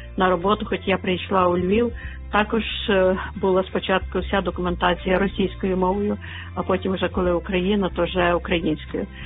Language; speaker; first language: Ukrainian; native; Ukrainian